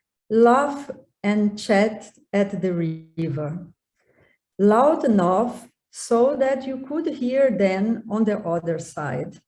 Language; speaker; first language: English; non-native, learner; Portuguese